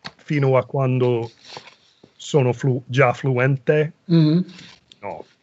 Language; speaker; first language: Italian; non-native, fluent; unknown